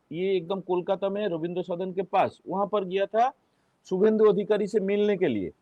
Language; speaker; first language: Hindi; non-native, local second language; Bangla